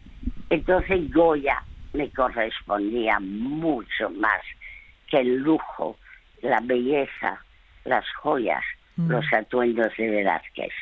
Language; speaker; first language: Spanish; early bilingual, other home language; French